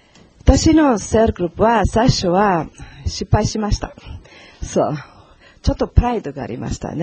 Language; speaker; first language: Japanese; non-native, learner; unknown